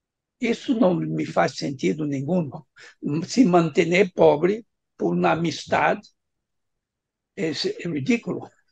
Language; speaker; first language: Spanish; non-native, fluent; Portuguese